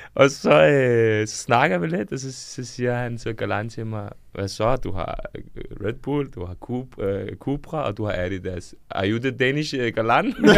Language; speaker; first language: Danish; early bilingual, other home language; Serbian